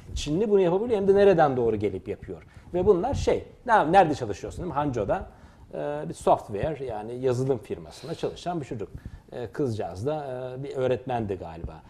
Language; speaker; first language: Turkish; native; Turkish